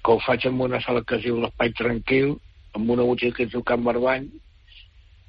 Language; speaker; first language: Catalan; native; Catalan